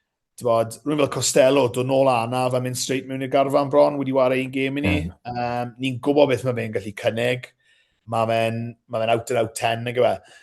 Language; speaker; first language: Welsh; native; Welsh